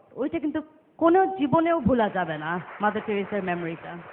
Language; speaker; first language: Bangla; early bilingual, other home language; English